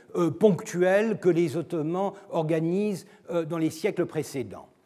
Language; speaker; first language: French; non-native, fluent; Turkish